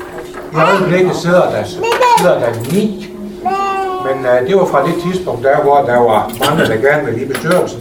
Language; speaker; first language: Danish; native; Danish